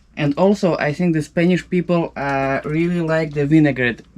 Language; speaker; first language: English; non-native, learner; Russian